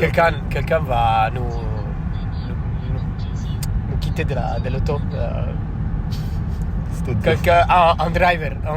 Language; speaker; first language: French; non-native, fluent; Italian